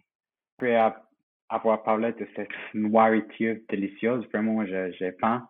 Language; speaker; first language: French; non-native, fluent; English